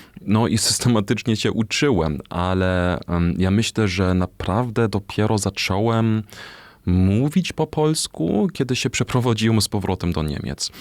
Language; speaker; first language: Polish; non-native, fluent; German